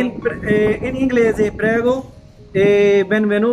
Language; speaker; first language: Italian; non-native, learner; Urdu